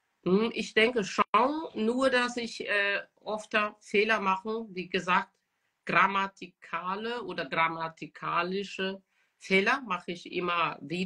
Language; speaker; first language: German; non-native, fluent; Portuguese